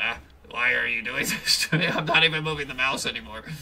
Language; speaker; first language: English; native; English